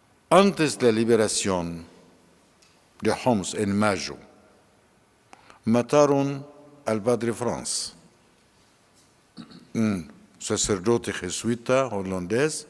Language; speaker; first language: Spanish; non-native, fluent; Arabic